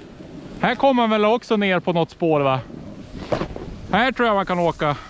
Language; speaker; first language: Swedish; native; Swedish